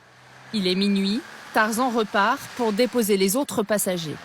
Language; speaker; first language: French; native; French